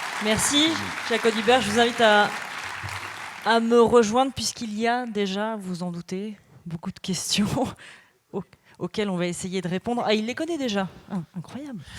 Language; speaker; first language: French; native; French